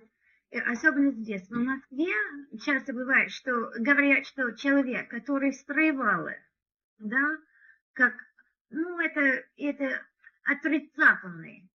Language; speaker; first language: Russian; non-native, learner; English